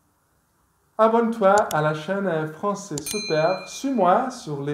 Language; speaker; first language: French; non-native, fluent; Portuguese